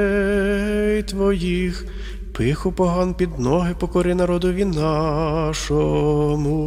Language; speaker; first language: Ukrainian; native; Ukrainian